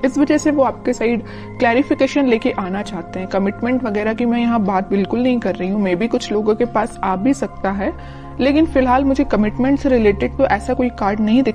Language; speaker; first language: Hindi; native; Hindi